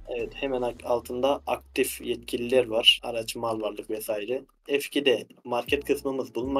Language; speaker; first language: Turkish; native; Turkish